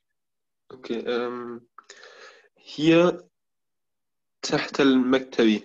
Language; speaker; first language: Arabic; non-native, learner; German